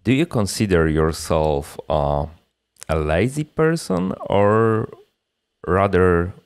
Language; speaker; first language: English; non-native, fluent; Polish